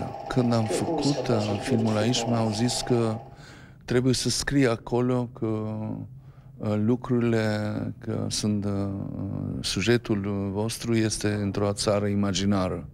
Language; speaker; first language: Romanian; non-native, fluent; Albanian